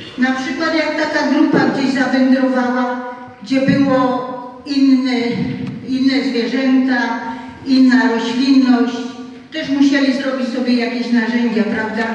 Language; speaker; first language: Polish; native; Polish